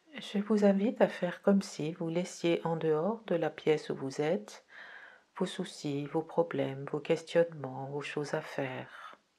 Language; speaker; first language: French; native; French